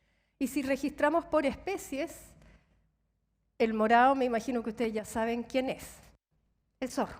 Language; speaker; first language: Spanish; native; Spanish